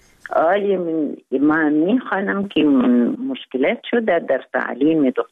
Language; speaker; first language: Persian; non-native, learner; Arabic